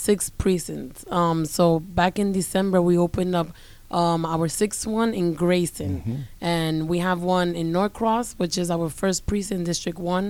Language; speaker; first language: English; native; English